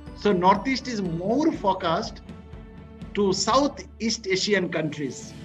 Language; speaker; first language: English; non-native, local second language; Bangla